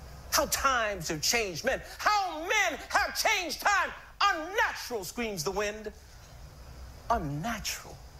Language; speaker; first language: English; native; English